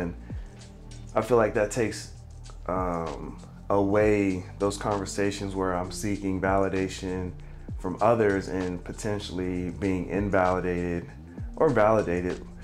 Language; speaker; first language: English; native; English